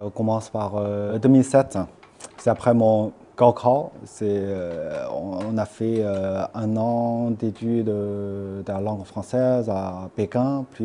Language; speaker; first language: French; non-native, fluent; Chinese